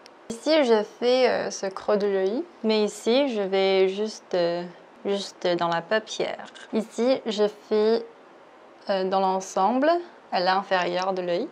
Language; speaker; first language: French; non-native, fluent; Korean